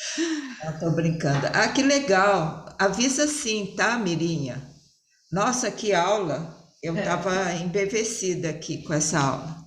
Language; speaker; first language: Portuguese; early bilingual, other home language; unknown